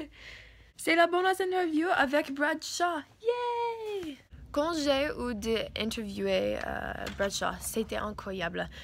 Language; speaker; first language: French; non-native, learner; English